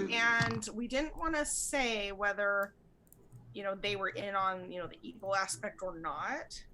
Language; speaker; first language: English; native; English